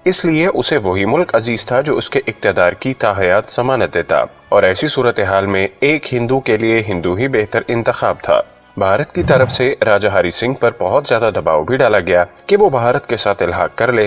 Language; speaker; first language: Urdu; native; Urdu